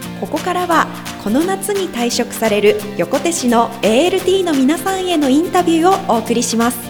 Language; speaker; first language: Japanese; native; Japanese